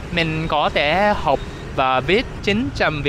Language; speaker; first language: Vietnamese; non-native, learner; Japanese